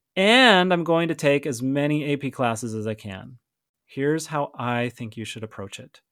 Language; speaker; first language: English; native; English